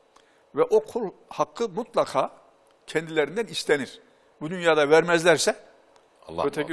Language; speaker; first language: Turkish; native; Turkish